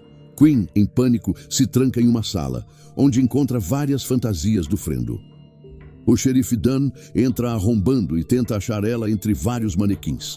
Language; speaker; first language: Portuguese; native; Portuguese